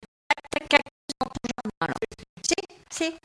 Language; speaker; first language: French; native; French